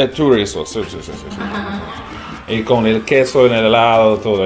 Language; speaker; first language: Spanish; non-native, learner; English